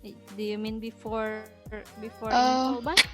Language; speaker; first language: English; non-native, fluent; Indonesian